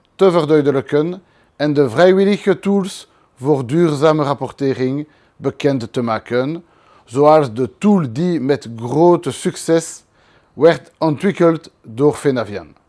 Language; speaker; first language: Dutch; non-native, local second language; French